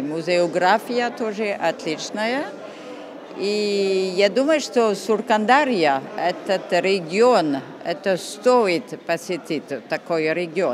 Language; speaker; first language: Russian; non-native, fluent; French